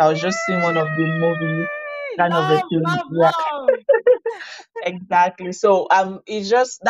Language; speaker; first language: English; native; English